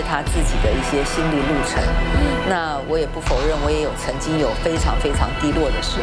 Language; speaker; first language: Chinese; native; Chinese